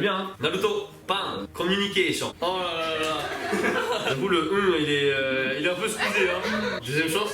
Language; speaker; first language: French; native; French